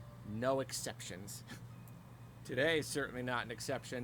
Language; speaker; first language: English; native; English